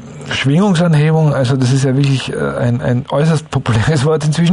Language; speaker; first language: German; native; German